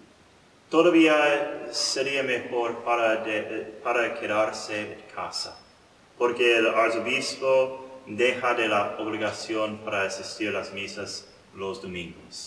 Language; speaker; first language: Spanish; non-native, learner; English